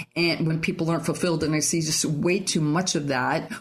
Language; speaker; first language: English; native; English